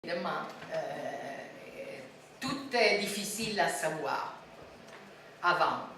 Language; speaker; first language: French; non-native, fluent; Italian